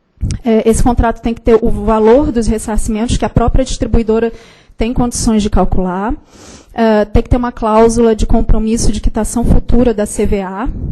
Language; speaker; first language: Portuguese; native; Portuguese